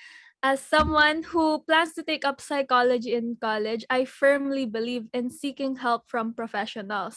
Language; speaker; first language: English; non-native, local second language; Filipino